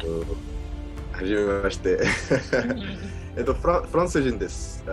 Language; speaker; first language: Japanese; non-native, learner; French